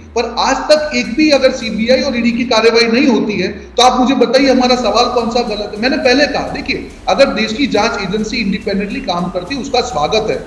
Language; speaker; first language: Hindi; non-native, local second language; Gujarati